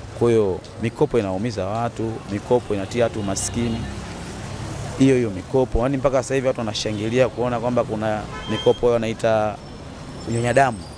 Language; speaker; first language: Swahili; native; Swahili